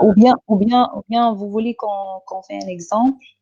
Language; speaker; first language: French; non-native, local second language; Arabic